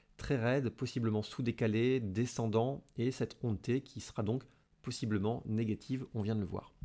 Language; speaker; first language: French; native; French